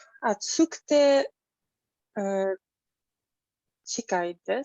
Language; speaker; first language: Japanese; non-native, learner; Polish